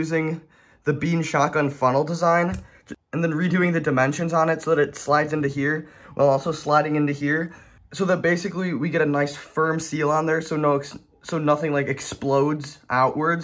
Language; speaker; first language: English; native; English